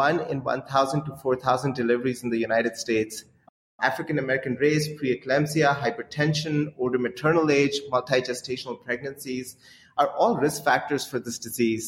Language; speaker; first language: English; non-native, local second language; Hindi